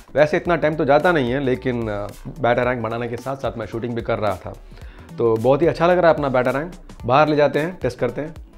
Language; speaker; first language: Hindi; non-native, local second language; Tamil